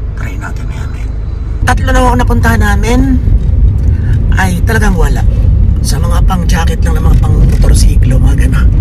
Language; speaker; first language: Filipino; native; Filipino